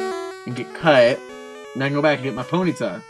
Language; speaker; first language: English; native; English